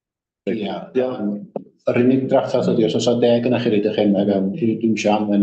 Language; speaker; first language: Welsh; native; Welsh